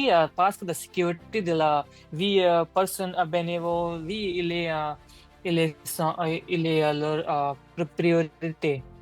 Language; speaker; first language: French; non-native, learner; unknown